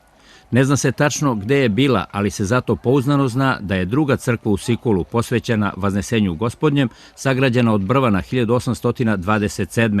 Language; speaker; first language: Serbian; native; Serbian